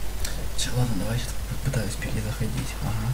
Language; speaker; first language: Russian; native; Russian